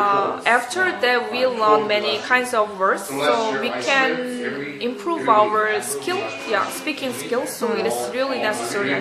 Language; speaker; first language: English; non-native, learner; Korean